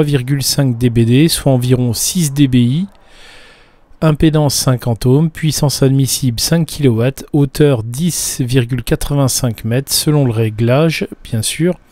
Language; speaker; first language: French; native; French